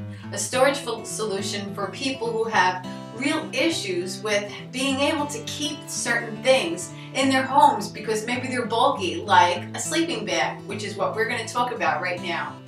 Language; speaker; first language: English; native; English